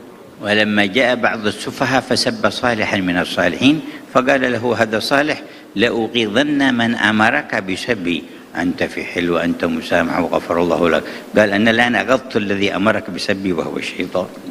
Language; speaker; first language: Arabic; native; Arabic